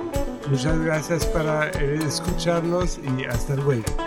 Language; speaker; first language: Spanish; non-native, fluent; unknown